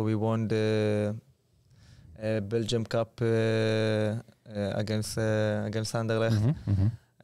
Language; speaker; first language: English; non-native, fluent; Hebrew